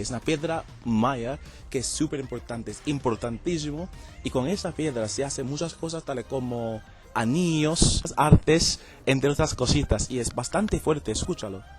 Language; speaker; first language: Spanish; non-native, fluent; English